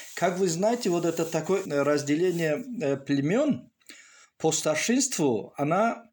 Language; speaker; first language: Russian; non-native, local second language; Tajik